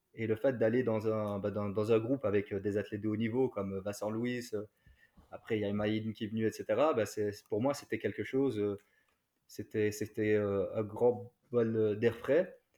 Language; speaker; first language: French; native; French